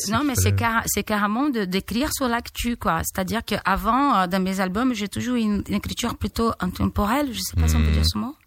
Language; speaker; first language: French; non-native, fluent; Portuguese